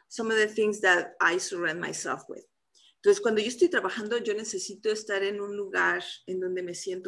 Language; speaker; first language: English; non-native, fluent; Spanish